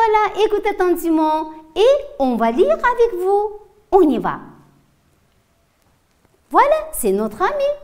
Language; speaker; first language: French; non-native, fluent; Uzbek